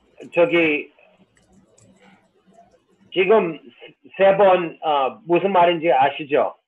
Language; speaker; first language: Korean; non-native, fluent; English